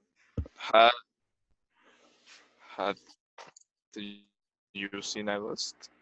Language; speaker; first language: English; non-native, learner; Spanish